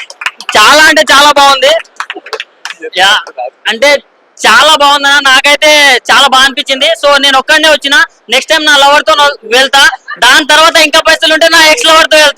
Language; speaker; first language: Telugu; native; Telugu